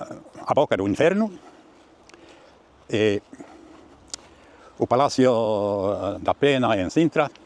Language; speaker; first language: Portuguese; non-native, learner; Finnish